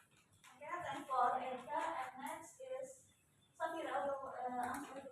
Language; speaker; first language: English; non-native, learner; Indonesian